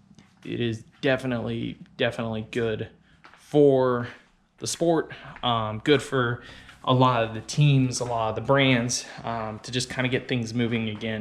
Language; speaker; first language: English; native; English